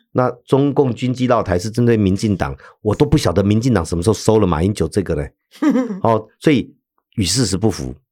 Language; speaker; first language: Chinese; native; Chinese